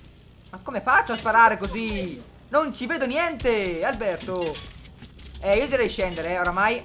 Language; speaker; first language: Italian; native; Italian